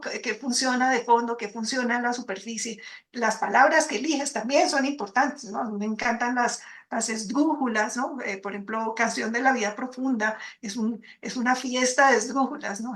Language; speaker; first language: Spanish; native; Spanish